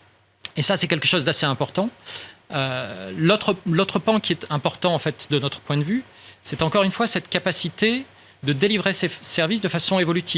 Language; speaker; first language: French; native; French